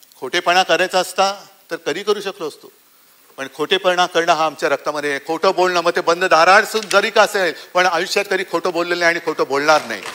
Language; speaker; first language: Marathi; native; Marathi